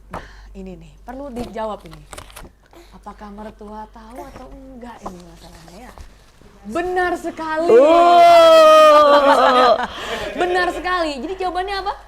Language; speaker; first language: Indonesian; native; Indonesian